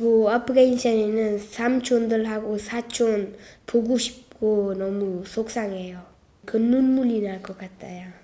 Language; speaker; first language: Korean; early bilingual, other home language; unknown